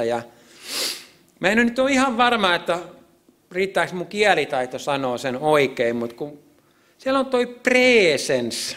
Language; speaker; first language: Finnish; native; Finnish